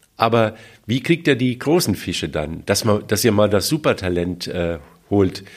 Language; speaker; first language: German; native; German